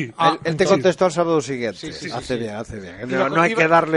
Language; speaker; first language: Spanish; native; Spanish